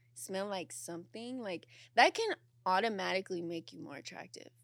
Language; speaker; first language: English; native; English